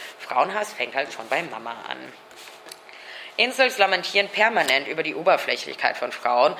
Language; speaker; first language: German; native; German